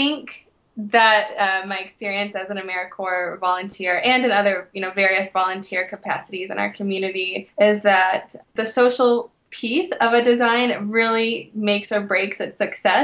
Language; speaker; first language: English; native; English